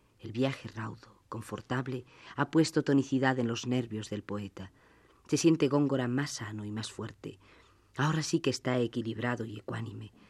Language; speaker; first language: Spanish; native; Spanish